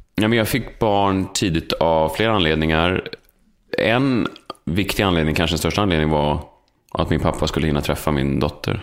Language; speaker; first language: Swedish; native; Swedish